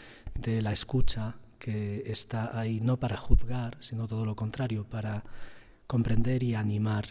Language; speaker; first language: Spanish; native; Spanish